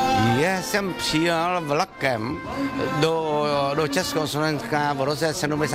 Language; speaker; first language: Czech; non-native, fluent; Vietnamese